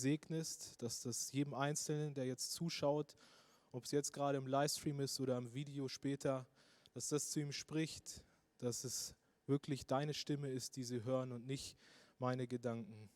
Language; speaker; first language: German; native; German